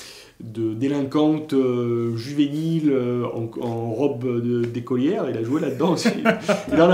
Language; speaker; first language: French; native; French